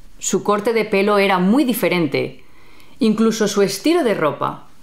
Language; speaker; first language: Spanish; native; Spanish